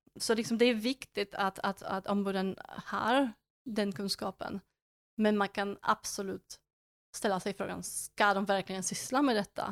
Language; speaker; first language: Swedish; non-native, fluent; Polish